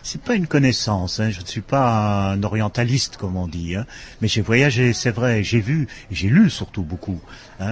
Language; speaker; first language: French; non-native, local second language; Dutch